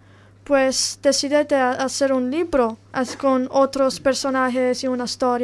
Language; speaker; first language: Spanish; non-native, learner; Italian